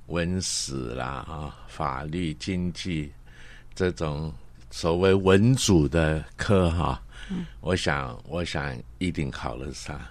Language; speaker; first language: Chinese; non-native, local second language; Cantonese